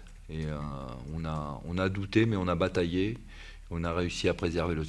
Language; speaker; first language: French; native; French